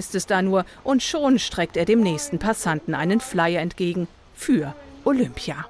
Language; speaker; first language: German; native; German